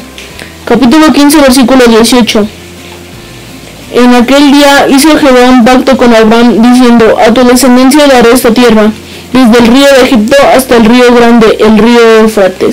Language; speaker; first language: Spanish; native; Spanish